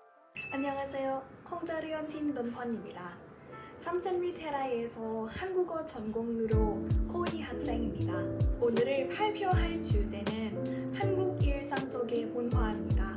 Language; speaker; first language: Korean; non-native, learner; Thai